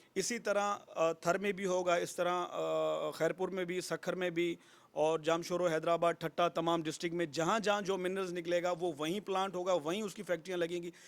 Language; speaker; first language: Urdu; non-native, local second language; Sindhi